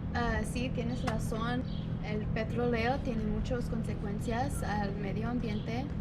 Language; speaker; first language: Spanish; non-native, learner; English